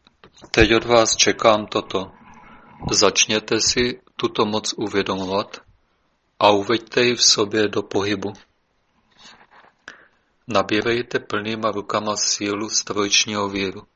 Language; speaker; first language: Czech; native; Czech